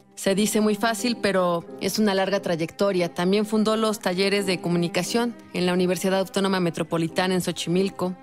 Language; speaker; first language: Spanish; native; Spanish